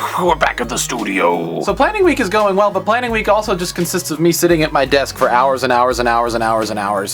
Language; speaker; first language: English; native; English